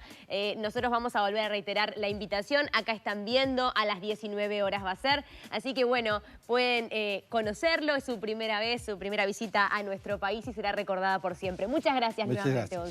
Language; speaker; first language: Spanish; native; Spanish